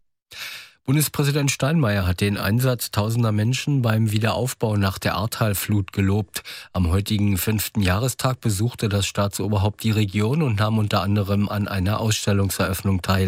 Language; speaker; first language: German; native; German